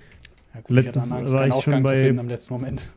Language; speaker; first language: German; native; German